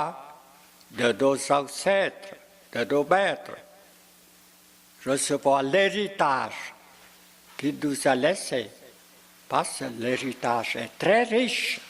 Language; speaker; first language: French; non-native, fluent; Vietnamese